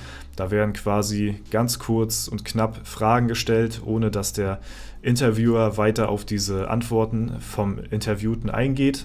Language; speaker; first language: German; native; German